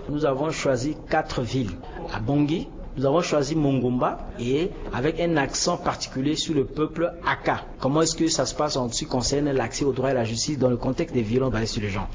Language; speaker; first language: French; non-native, local second language; Sango